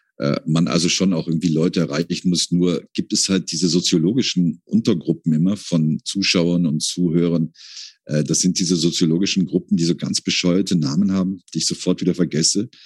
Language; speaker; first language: German; native; German